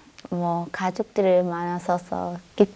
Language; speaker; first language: Korean; non-native, learner; Khmer